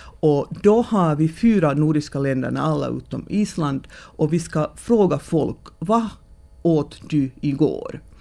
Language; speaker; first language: Swedish; non-native, local second language; Finnish